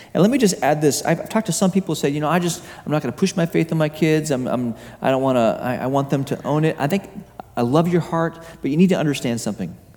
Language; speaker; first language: English; native; English